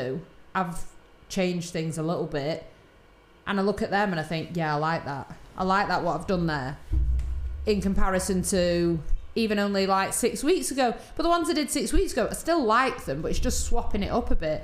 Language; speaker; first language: English; native; English